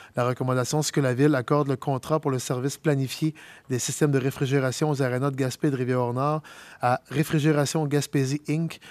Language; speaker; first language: French; native; French